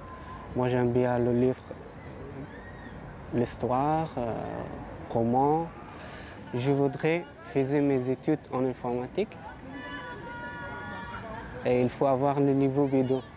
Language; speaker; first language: French; non-native, learner; Persian